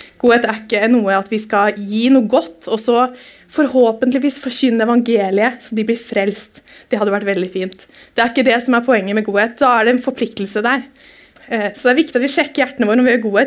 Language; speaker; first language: Norwegian; native; Norwegian